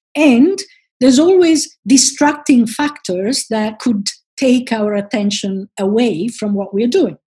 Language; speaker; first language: English; non-native, fluent; Italian